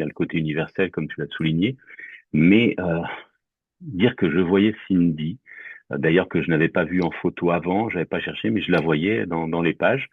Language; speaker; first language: French; native; French